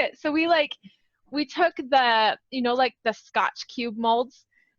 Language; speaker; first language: English; native; English